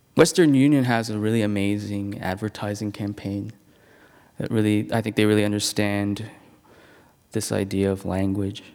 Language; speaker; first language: English; non-native, local second language; Cantonese